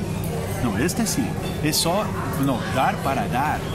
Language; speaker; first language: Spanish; non-native, fluent; English